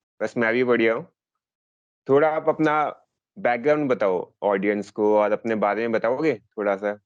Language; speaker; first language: Hindi; native; Hindi